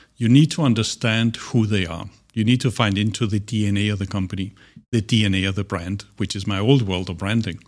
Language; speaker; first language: English; non-native, fluent; Danish